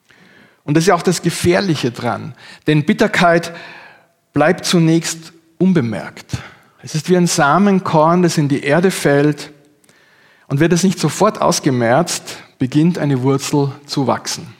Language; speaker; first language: German; native; German